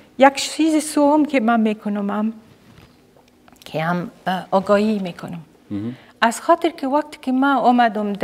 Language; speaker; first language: Persian; non-native, fluent; Arabic